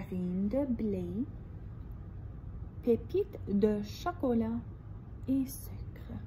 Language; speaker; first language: French; non-native, fluent; English